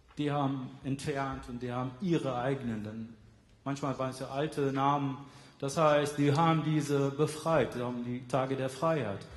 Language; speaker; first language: German; non-native, fluent; Arabic